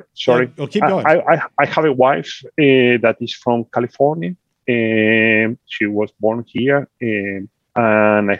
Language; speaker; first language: English; non-native, fluent; Spanish